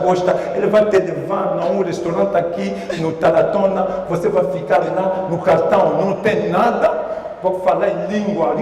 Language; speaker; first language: Portuguese; non-native, learner; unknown